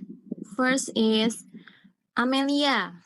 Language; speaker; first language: English; non-native, fluent; Indonesian